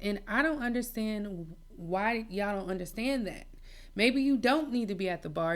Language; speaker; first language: English; native; English